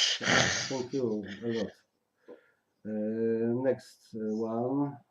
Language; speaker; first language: English; non-native, learner; Polish